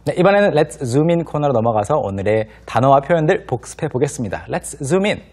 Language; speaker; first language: Korean; native; Korean